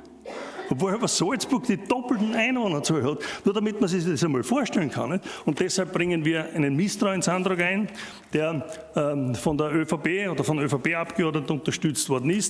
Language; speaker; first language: German; native; German